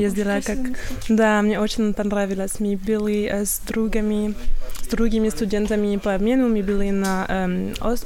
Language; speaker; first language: Russian; non-native, learner; French